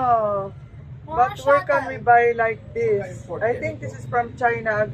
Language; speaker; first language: English; non-native, local second language; Filipino